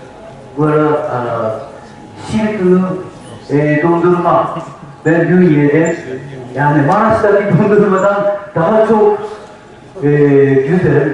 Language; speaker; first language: Turkish; non-native, learner; Japanese